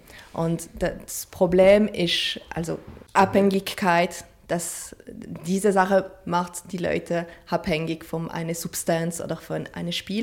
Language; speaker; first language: German; non-native, fluent; French